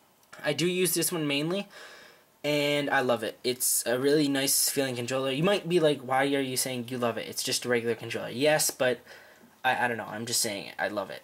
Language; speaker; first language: English; native; English